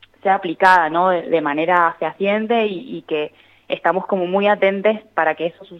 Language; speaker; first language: Spanish; native; Spanish